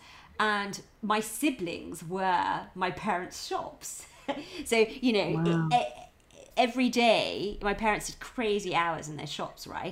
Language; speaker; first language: English; native; English